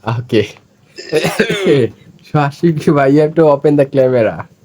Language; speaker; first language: English; non-native, fluent; Bangla